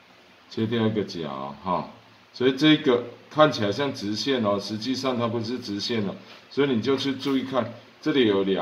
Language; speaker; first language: Chinese; native; Chinese